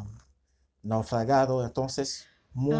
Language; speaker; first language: Spanish; non-native, fluent; French